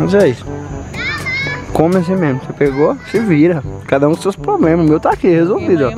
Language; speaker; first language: Portuguese; native; Portuguese